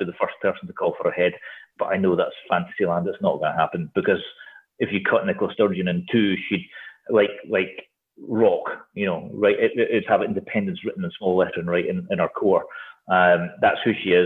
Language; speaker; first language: English; native; English